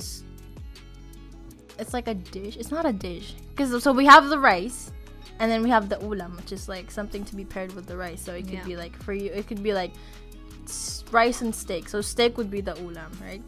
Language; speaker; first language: English; non-native, local second language; Filipino